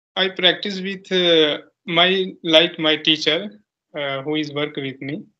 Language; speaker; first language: English; non-native, local second language; Hindi